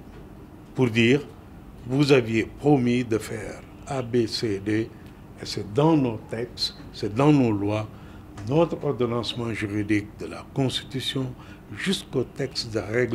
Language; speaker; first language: French; non-native, local second language; Wolof